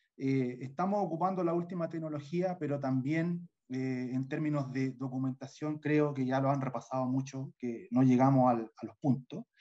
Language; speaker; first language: Spanish; native; Spanish